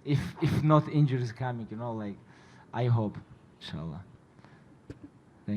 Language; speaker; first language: English; non-native, learner; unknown